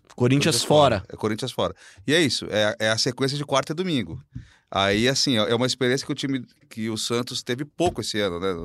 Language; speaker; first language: Portuguese; native; Portuguese